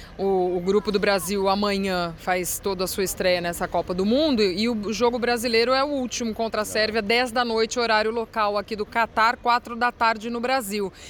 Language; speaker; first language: Portuguese; native; Portuguese